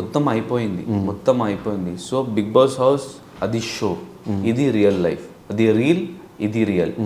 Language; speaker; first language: Telugu; non-native, local second language; Urdu